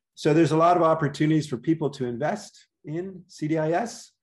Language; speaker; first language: English; native; English